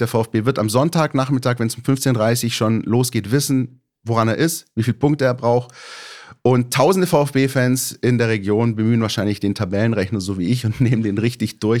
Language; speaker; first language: German; native; German